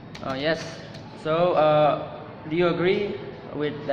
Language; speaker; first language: English; non-native, learner; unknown